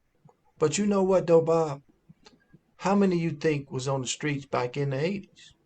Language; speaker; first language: English; native; English